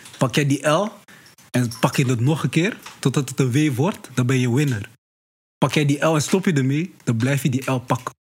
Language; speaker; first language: Dutch; early bilingual, other home language; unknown